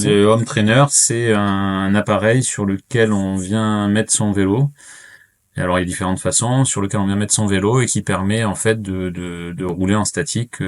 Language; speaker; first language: French; native; French